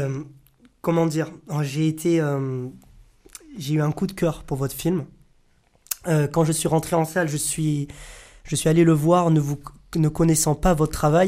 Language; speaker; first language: French; native; French